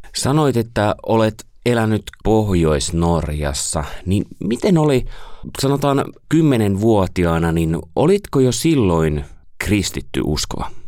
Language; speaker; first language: Finnish; native; Finnish